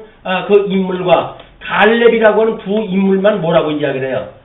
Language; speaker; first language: Korean; native; Korean